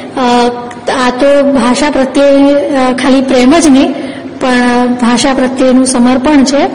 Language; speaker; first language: Gujarati; native; Gujarati